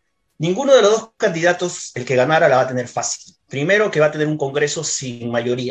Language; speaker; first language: Spanish; native; Spanish